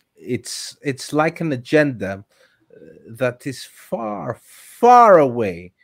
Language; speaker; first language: English; non-native, fluent; Greek